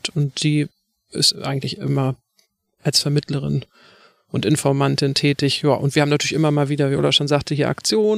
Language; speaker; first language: German; native; German